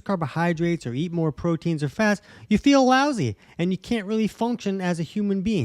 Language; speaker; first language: English; native; English